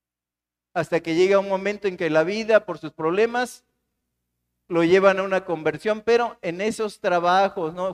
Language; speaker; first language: Spanish; native; Spanish